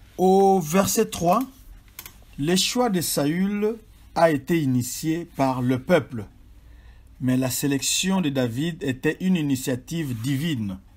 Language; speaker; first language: French; non-native, local second language; Swahili